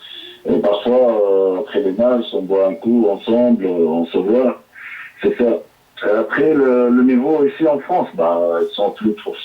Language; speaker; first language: French; non-native, local second language; Arabic